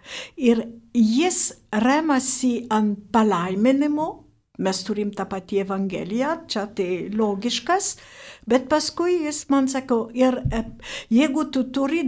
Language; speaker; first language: Lithuanian; non-native, fluent; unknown